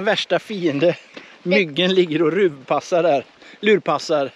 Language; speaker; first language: Swedish; native; Swedish